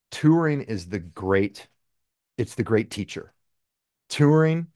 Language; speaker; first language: English; native; English